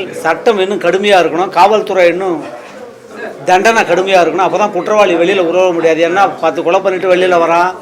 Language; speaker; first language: Tamil; native; Tamil